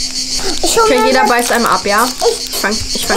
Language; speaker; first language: German; native; German